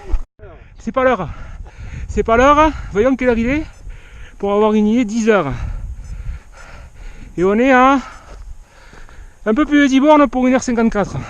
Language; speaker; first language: French; native; French